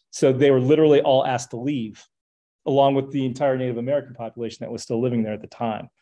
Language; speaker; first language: English; native; English